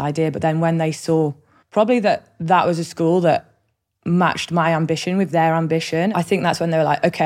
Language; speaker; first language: English; native; English